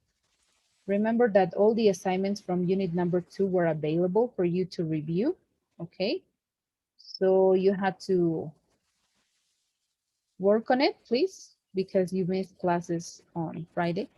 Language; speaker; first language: English; non-native, fluent; Spanish